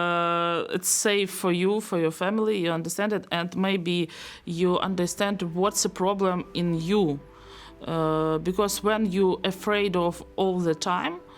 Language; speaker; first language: English; non-native, learner; Belarusian